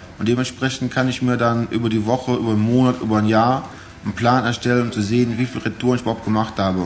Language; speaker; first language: German; native; German